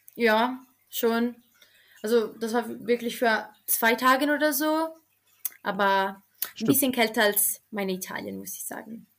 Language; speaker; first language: German; non-native, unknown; Italian